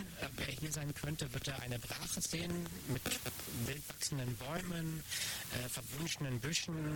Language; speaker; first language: German; native; German